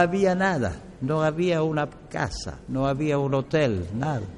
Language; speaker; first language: Spanish; non-native, learner; Arabic